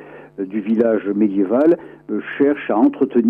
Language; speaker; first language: French; native; French